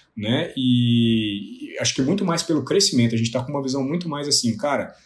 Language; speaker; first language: Portuguese; native; Portuguese